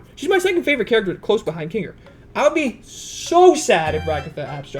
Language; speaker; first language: English; native; English